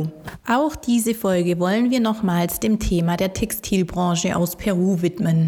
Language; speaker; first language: German; native; German